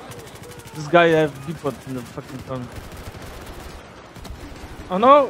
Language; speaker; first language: English; non-native, learner; Turkish